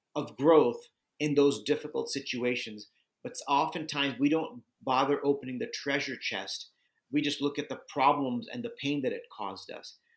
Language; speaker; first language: English; native; English